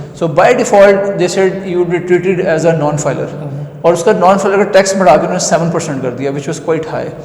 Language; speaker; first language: Urdu; native; Urdu